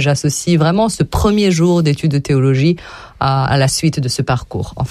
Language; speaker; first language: French; non-native, fluent; Serbian